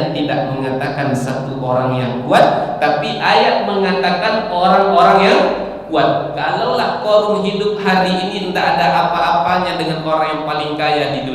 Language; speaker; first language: Malay; native; Malay